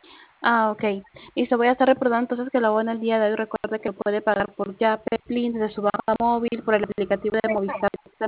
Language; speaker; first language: Spanish; native; Spanish